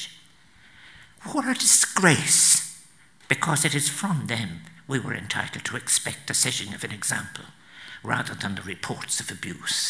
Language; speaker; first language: English; native; English